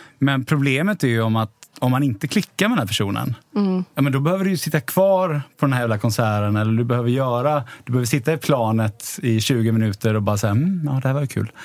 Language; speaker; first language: Swedish; native; Swedish